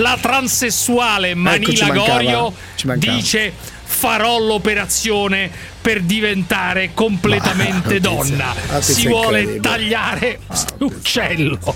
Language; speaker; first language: Italian; native; Italian